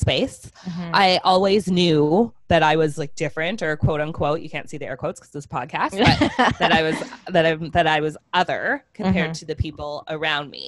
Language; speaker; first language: English; native; English